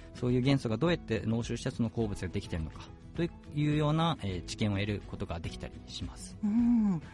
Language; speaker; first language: Japanese; native; Japanese